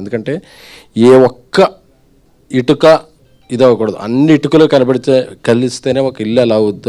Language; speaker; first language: Telugu; native; Telugu